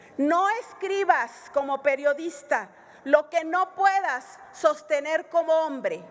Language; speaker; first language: Spanish; native; Spanish